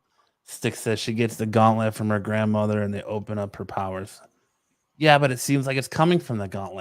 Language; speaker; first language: English; native; English